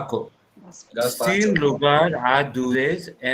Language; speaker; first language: Spanish; non-native, learner; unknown